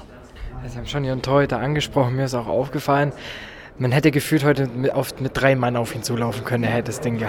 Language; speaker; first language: German; native; German